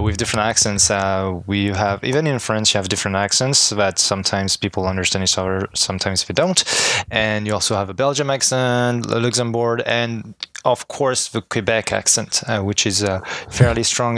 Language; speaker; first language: English; non-native, fluent; French